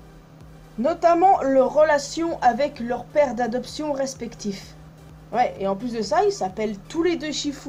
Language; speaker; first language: French; native; French